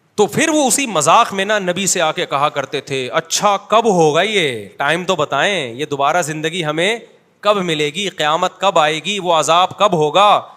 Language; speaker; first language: Urdu; native; Urdu